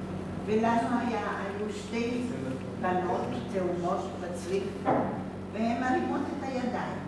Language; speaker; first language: Hebrew; non-native, fluent; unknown